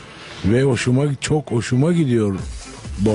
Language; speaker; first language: Turkish; early bilingual, other home language; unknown